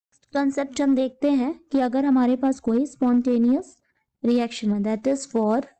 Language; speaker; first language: Hindi; native; Hindi